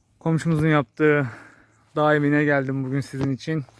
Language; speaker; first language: Turkish; native; Turkish